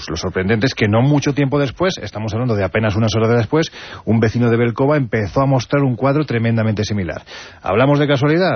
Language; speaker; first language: Spanish; native; Spanish